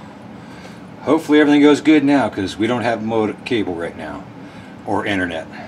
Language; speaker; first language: English; native; English